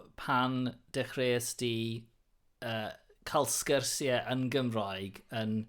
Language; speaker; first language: Welsh; non-native, local second language; English